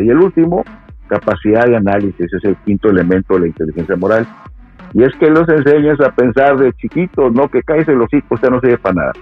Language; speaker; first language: Spanish; native; Spanish